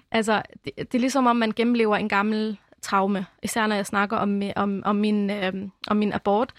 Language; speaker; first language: Danish; early bilingual, other home language; Arabic